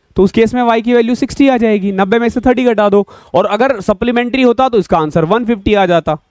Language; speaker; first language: Hindi; native; Hindi